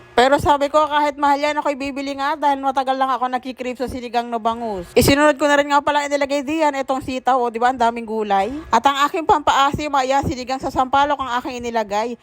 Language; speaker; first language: Filipino; native; Filipino